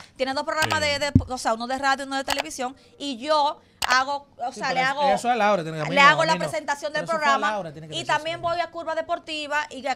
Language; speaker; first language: Spanish; native; Spanish